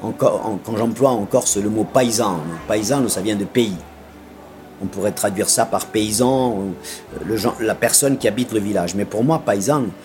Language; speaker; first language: French; non-native, local second language; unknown